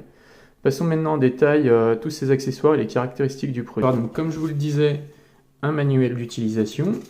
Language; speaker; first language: French; native; French